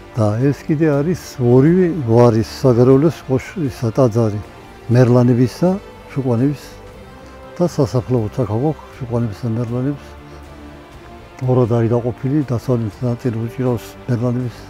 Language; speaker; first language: Georgian; non-native, local second language; Svan